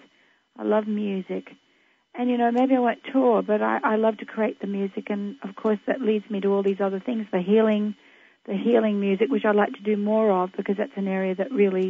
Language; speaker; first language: English; native; English